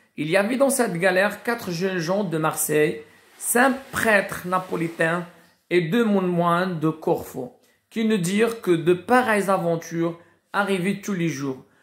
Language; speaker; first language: French; non-native, local second language; Arabic